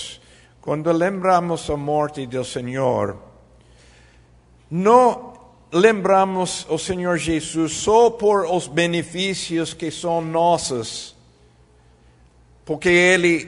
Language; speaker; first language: Portuguese; non-native, fluent; Spanish